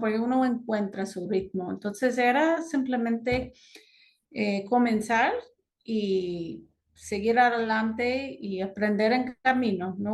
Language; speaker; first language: Spanish; non-native, fluent; English